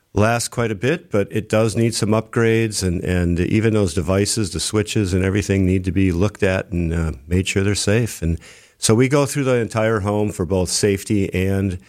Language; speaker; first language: English; native; English